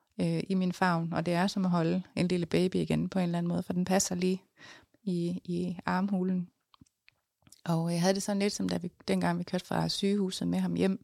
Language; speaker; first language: Danish; native; Danish